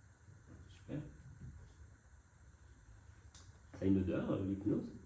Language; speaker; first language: French; native; French